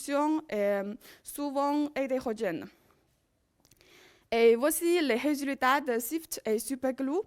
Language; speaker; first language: French; non-native, learner; Chinese